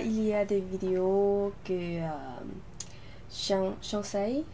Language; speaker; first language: French; non-native, learner; Lao